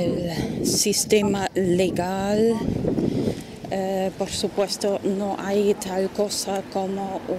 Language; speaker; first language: Spanish; non-native, fluent; German